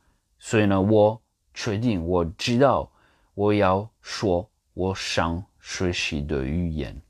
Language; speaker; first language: Chinese; non-native, learner; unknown